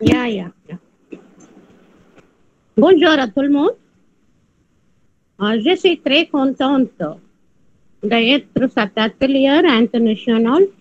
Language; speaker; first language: French; non-native, learner; Tamil